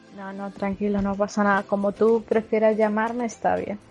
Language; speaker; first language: Spanish; native; Spanish